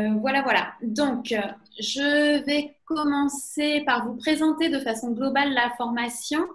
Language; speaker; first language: French; native; French